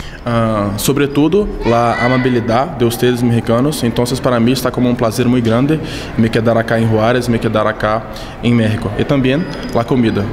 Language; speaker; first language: Spanish; non-native, fluent; Portuguese